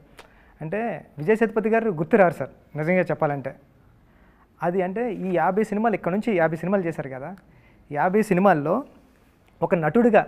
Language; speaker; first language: Telugu; native; Telugu